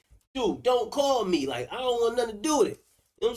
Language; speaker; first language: English; native; English